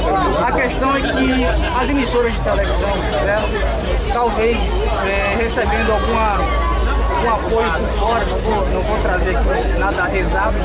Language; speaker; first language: Portuguese; native; Portuguese